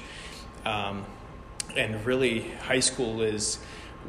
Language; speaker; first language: English; early bilingual, other home language; Ukrainian